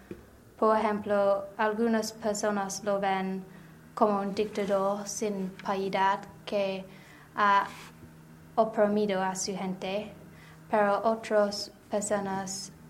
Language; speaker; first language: Spanish; non-native, learner; English